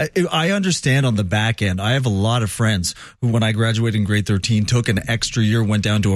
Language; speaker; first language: English; native; English